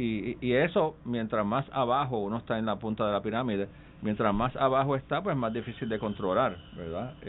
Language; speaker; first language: Spanish; native; Spanish